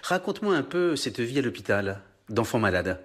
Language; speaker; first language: French; native; French